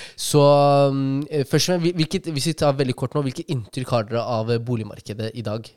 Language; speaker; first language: Norwegian; early bilingual, other home language; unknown